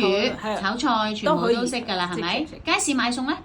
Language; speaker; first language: Cantonese; native; Cantonese